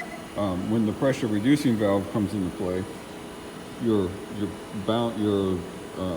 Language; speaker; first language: English; native; English